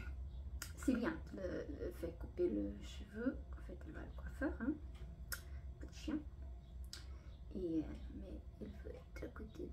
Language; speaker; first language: French; non-native, fluent; Portuguese